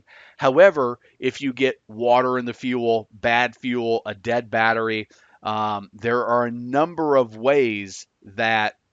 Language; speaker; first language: English; native; English